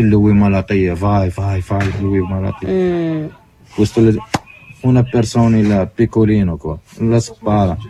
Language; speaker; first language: Italian; non-native, learner; Arabic